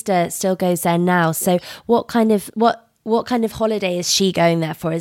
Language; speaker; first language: English; native; English